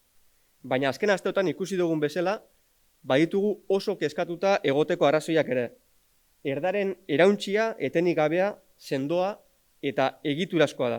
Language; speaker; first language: Basque; native; Basque